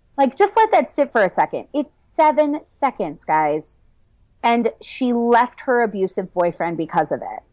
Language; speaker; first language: English; native; English